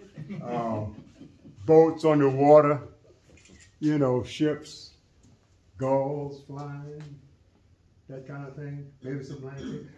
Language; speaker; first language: English; native; English